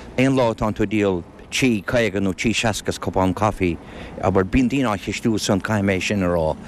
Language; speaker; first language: Irish; native; Irish